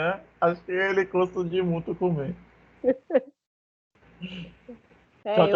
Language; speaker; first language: Portuguese; non-native, learner; Arabic